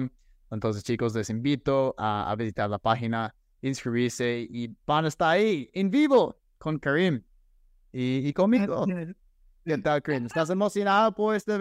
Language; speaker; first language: Spanish; non-native, fluent; English